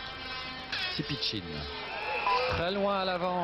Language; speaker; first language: French; native; French